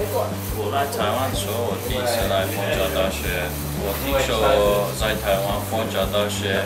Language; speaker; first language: Chinese; non-native, learner; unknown